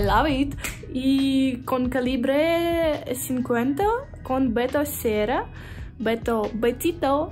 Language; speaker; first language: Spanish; non-native, learner; Russian